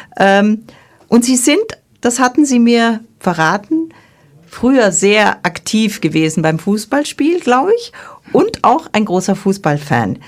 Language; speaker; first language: German; native; German